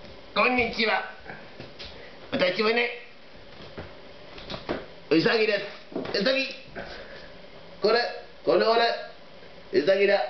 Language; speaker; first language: Japanese; non-native, learner; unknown